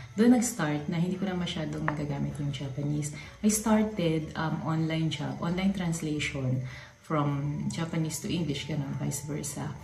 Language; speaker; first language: Filipino; native; Filipino